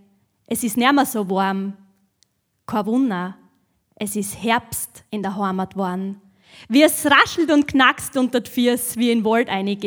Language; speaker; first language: German; native; German